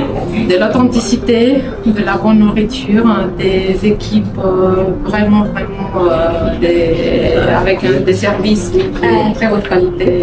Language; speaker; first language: French; non-native, fluent; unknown